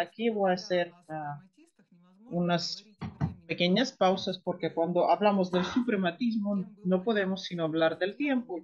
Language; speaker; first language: Spanish; non-native, fluent; Russian